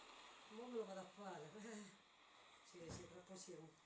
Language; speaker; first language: Italian; native; Italian